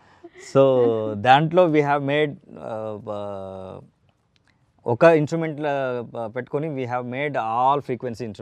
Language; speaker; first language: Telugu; non-native, learner; Kannada